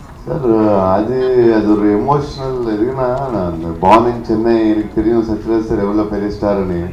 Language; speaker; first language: Tamil; non-native, local second language; Telugu